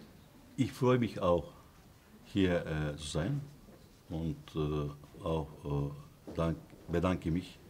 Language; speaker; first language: German; non-native, fluent; Turkish